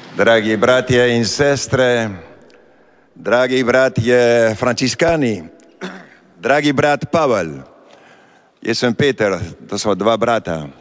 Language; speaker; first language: Slovenian; early bilingual, heritage; Slovenian